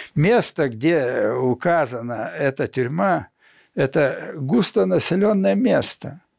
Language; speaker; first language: Russian; non-native, local second language; Lithuanian